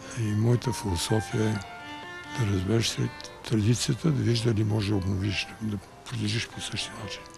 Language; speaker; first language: Bulgarian; early bilingual, heritage; Bulgarian